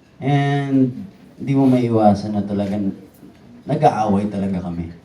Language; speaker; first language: Filipino; native; Filipino